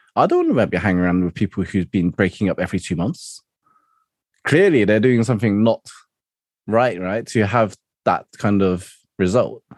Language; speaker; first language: English; non-native, local second language; Cantonese